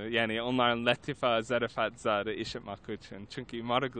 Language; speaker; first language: Turkish; non-native, learner; English